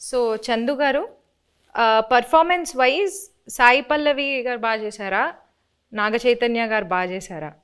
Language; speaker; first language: Telugu; native; Telugu